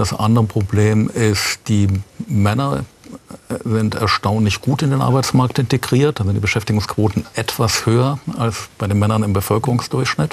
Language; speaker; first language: German; native; German